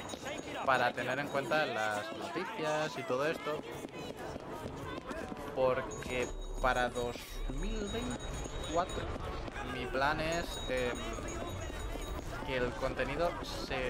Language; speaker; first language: Spanish; native; Spanish